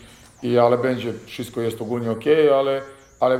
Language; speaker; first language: Polish; non-native, fluent; Serbian